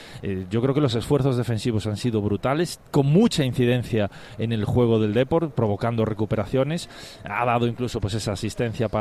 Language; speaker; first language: Spanish; native; Spanish